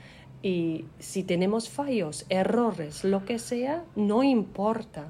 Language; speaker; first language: Spanish; non-native, fluent; German